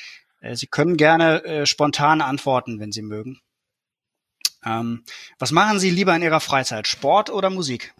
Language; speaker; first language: German; native; German